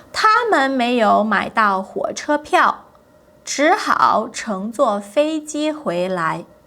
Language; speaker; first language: Chinese; non-native, fluent; Portuguese